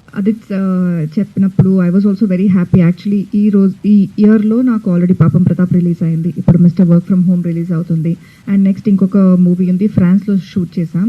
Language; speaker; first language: Telugu; non-native, fluent; Hindi